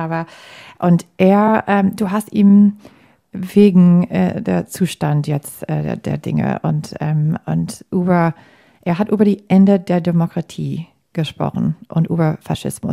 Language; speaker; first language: German; non-native, fluent; English